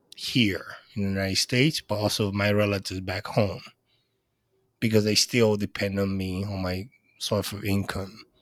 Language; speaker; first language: English; early bilingual, other home language; Spanish